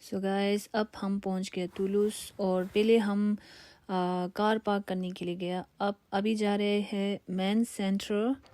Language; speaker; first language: Hindi; non-native, local second language; Tibetan